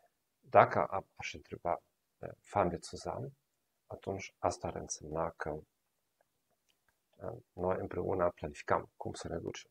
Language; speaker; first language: Romanian; non-native, fluent; German